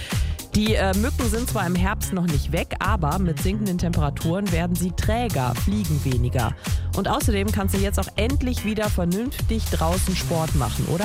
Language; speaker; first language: German; native; German